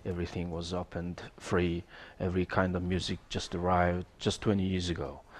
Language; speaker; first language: English; non-native, learner; Mongolian